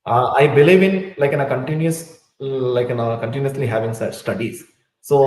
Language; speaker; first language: English; non-native, local second language; Tulu